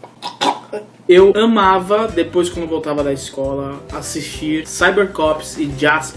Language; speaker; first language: Portuguese; native; Portuguese